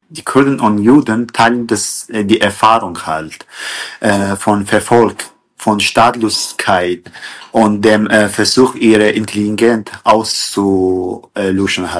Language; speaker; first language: German; non-native, fluent; Kurdish